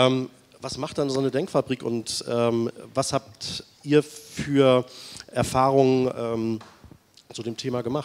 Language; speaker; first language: German; native; German